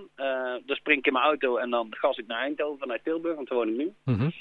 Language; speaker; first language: Dutch; native; Dutch